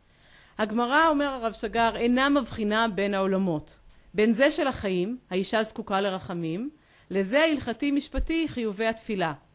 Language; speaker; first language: Hebrew; native; Hebrew